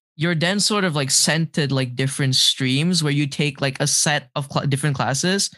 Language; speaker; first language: English; non-native, local second language; Malay